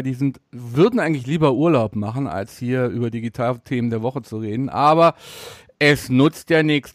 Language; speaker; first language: German; native; German